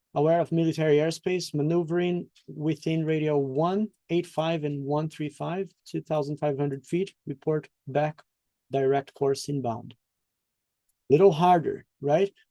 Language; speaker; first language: English; non-native, fluent; Portuguese